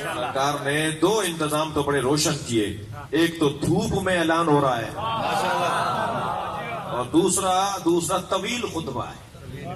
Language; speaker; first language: Urdu; native; Urdu